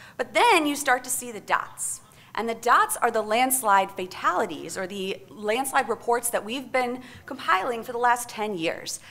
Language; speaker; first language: English; native; English